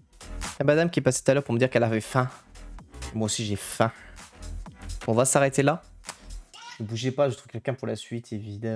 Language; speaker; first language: French; native; French